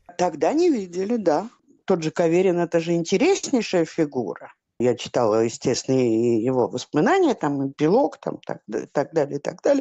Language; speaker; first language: Russian; native; Russian